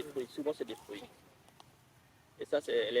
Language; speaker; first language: French; non-native, learner; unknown